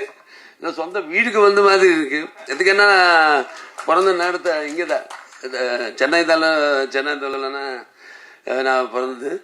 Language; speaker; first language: Tamil; non-native, learner; Telugu